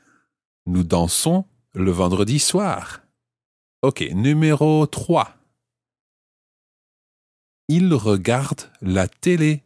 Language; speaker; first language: French; non-native, fluent; English